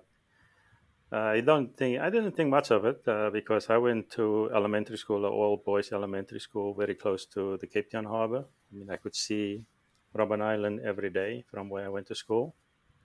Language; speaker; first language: English; non-native, local second language; Afrikaans